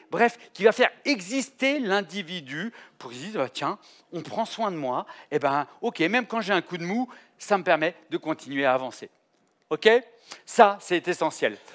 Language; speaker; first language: French; native; French